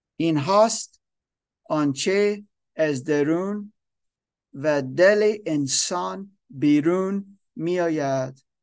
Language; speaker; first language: Persian; non-native, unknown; German